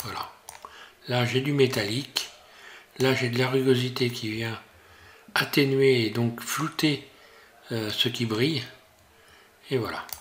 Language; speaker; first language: French; native; French